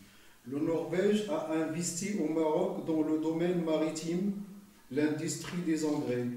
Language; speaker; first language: French; non-native, local second language; Arabic